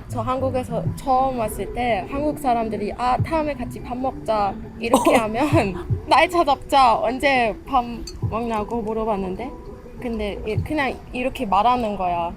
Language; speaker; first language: Korean; non-native, fluent; German